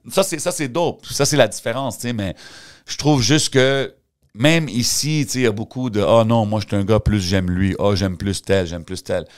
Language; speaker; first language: French; early bilingual, heritage; French